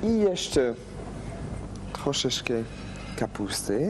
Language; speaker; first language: Polish; non-native, learner; French